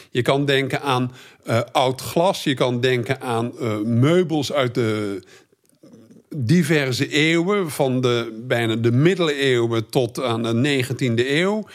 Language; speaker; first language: Dutch; native; Dutch